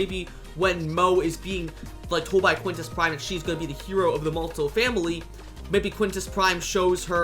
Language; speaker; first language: English; native; English